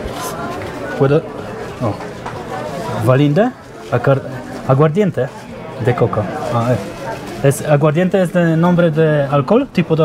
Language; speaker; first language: Spanish; non-native, learner; Polish